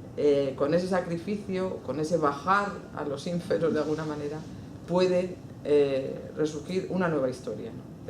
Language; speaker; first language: Spanish; native; Spanish